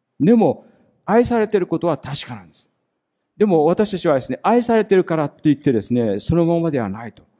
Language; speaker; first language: Japanese; native; Japanese